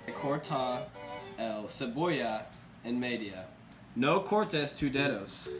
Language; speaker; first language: Spanish; non-native, learner; English